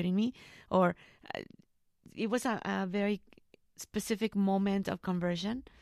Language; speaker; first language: English; non-native, fluent; Spanish